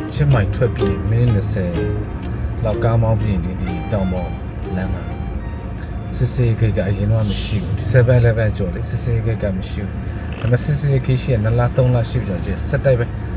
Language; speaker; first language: Burmese; non-native, local second language; S'gaw Karen